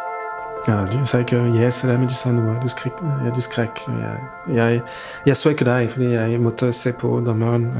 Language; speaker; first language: Norwegian; non-native, fluent; French